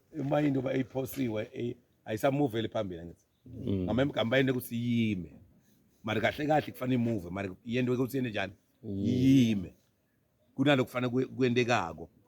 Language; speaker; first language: Zulu; non-native, local second language; Swati